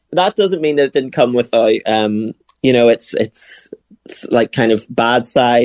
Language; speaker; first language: English; native; English